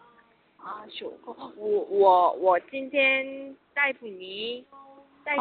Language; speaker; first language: Chinese; non-native, learner; Korean